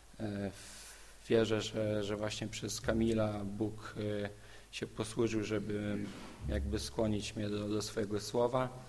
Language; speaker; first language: Polish; native; Polish